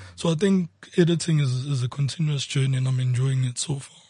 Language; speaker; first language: English; non-native, local second language; Zulu